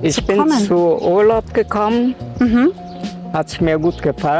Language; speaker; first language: German; early bilingual, other home language; Turkish